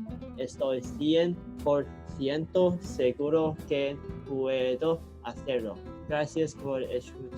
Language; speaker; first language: Spanish; non-native, learner; Cantonese